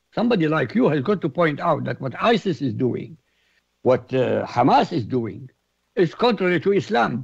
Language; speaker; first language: English; non-native, fluent; Arabic